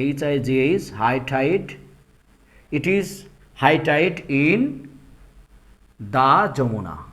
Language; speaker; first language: English; non-native, local second language; Bangla